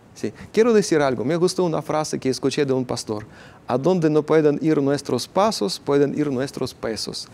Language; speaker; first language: Spanish; non-native, fluent; Ukrainian